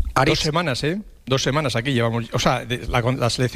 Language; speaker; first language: Spanish; native; Spanish